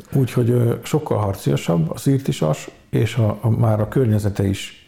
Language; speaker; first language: Hungarian; native; Hungarian